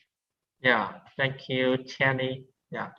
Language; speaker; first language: English; non-native, learner; Vietnamese